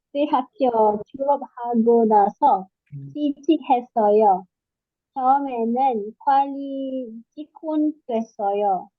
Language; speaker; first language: Korean; non-native, learner; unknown